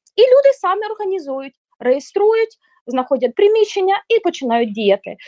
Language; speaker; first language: Ukrainian; non-native, local second language; Russian